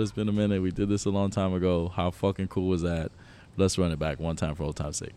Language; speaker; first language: English; native; English